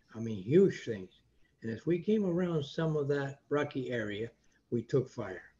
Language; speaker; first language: English; non-native, fluent; Spanish